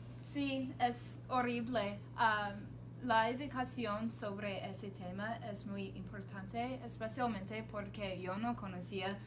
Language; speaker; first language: Spanish; non-native, learner; English